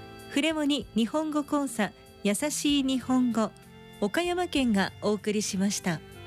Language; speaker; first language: Japanese; native; Japanese